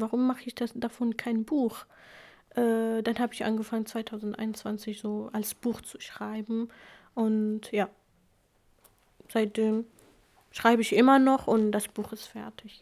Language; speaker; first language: German; non-native, fluent; Kurdish